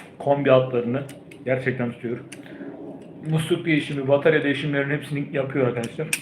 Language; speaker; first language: Turkish; early bilingual, heritage; Turkish